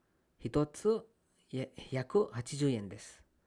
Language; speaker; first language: Japanese; non-native, fluent; Kannada